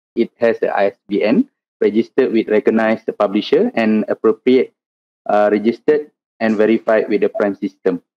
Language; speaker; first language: English; non-native, local second language; Malay